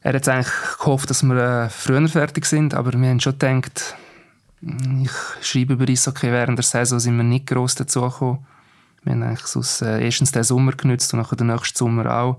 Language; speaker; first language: German; native; German